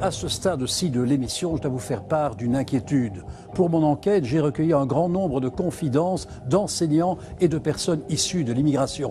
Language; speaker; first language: French; native; French